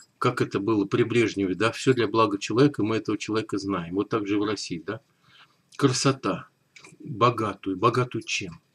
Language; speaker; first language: Russian; native; Russian